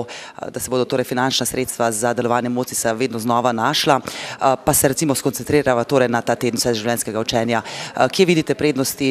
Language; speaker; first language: Slovenian; native; Slovenian